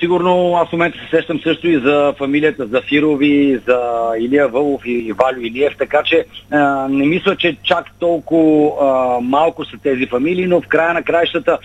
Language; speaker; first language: Bulgarian; native; Bulgarian